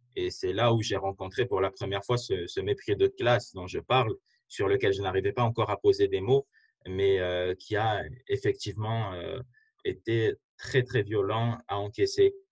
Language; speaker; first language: French; non-native, local second language; Arabic